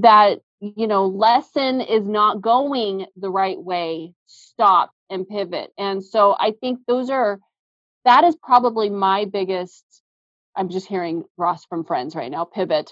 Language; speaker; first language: English; native; English